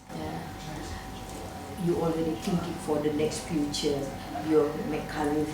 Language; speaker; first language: English; non-native, local second language; Indonesian